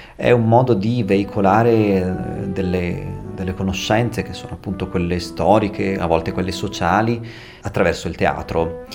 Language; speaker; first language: Italian; non-native, local second language; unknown